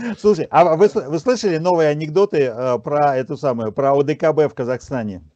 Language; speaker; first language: Russian; native; Russian